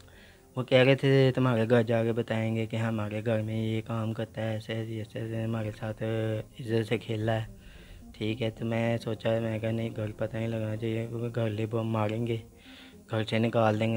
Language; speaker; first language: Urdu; non-native, local second language; Punjabi